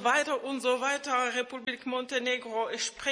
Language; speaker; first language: German; non-native, fluent; Czech